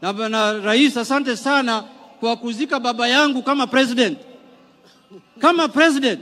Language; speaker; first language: Swahili; non-native, local second language; Somali